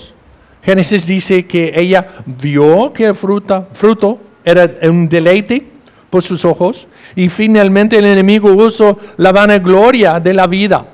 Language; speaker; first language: Spanish; non-native, fluent; English